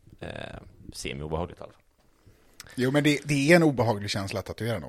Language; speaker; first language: Swedish; native; Swedish